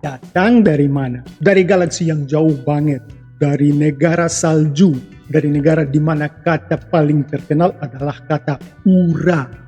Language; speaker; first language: Indonesian; non-native, fluent; Russian